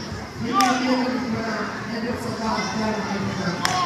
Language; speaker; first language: Russian; native; Russian